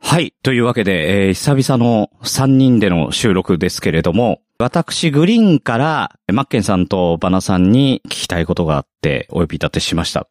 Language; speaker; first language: Japanese; native; Japanese